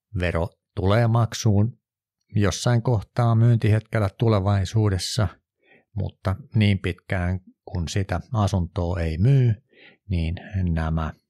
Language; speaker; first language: Finnish; native; Finnish